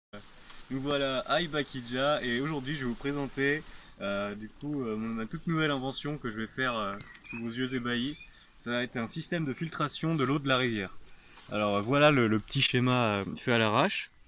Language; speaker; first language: French; native; French